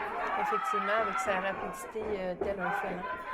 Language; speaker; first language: French; native; French